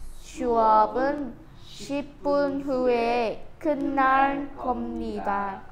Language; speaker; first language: Korean; non-native, learner; Vietnamese